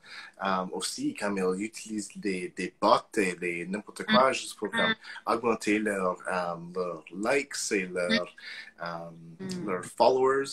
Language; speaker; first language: French; non-native, local second language; English